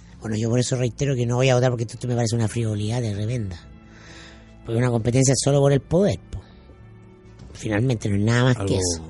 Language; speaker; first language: Spanish; native; Spanish